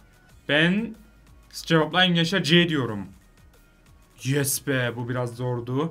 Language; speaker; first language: Turkish; native; Turkish